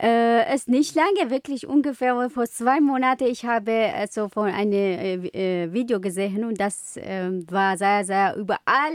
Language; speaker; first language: German; non-native, learner; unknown